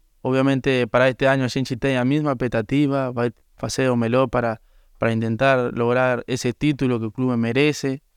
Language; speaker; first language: Portuguese; non-native, learner; Spanish